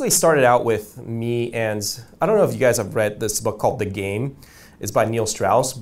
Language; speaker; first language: English; native; English